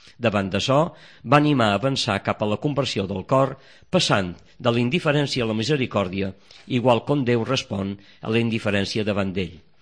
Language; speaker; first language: Catalan; native; Catalan